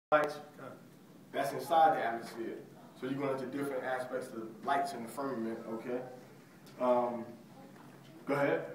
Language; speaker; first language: English; native; English